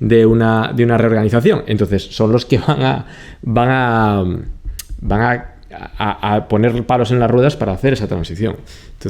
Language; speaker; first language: Spanish; native; Spanish